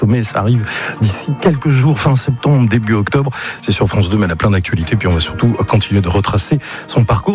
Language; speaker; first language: French; native; French